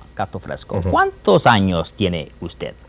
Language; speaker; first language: Spanish; non-native, fluent; English